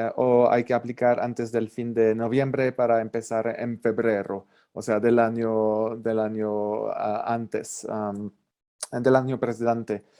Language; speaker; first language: Spanish; non-native, fluent; French